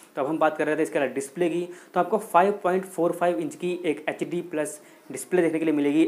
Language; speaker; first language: Hindi; native; Hindi